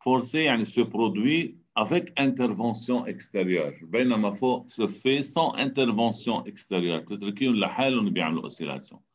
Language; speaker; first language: French; non-native, local second language; Arabic